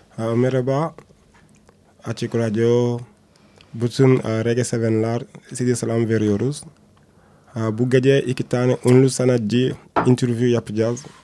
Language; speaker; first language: Turkish; non-native, learner; Wolof